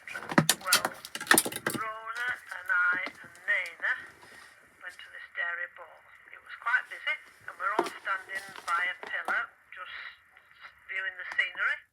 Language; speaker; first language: English; native; English